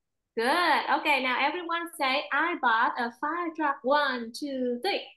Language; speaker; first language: English; non-native, fluent; Vietnamese